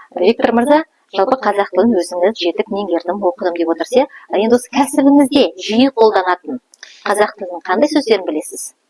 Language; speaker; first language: Kazakh; native; Kazakh